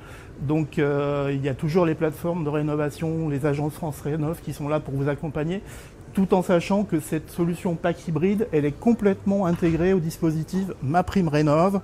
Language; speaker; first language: French; native; French